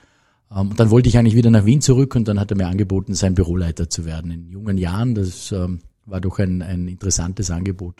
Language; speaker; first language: German; native; German